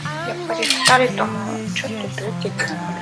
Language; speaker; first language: Japanese; non-native, fluent; Russian